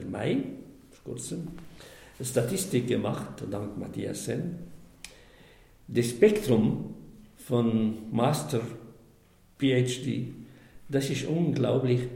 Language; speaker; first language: German; non-native, fluent; Arabic